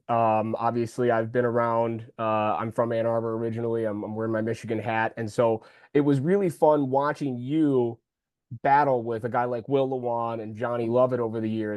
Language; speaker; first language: English; native; English